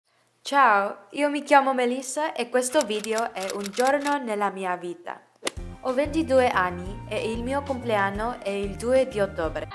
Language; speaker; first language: Italian; non-native, learner; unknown